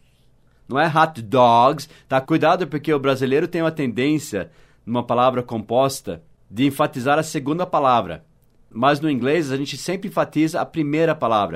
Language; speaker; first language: Portuguese; non-native, fluent; English